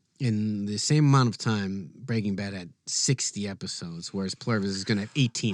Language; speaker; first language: English; native; English